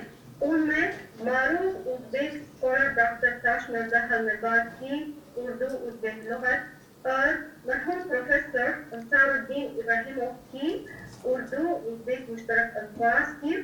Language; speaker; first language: Hindi; non-native, fluent; Uzbek